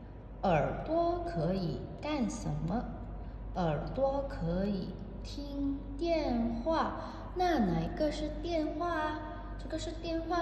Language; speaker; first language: Chinese; non-native, fluent; Indonesian